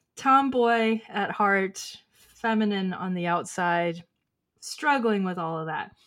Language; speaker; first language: English; early bilingual, other home language; Chinese